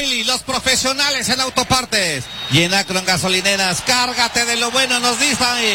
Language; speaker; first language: Spanish; native; Spanish